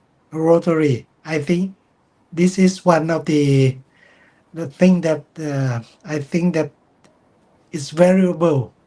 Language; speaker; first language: English; non-native, fluent; Thai